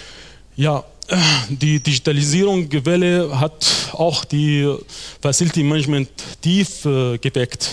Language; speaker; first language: German; non-native, fluent; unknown